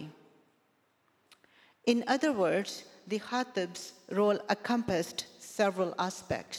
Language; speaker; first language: English; non-native, local second language; Punjabi